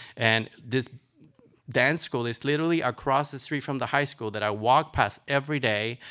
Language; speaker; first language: English; early bilingual, other home language; Spanish